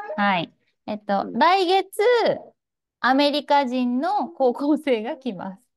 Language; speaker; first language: Japanese; native; Japanese